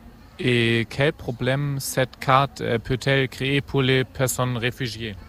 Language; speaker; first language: French; non-native, fluent; German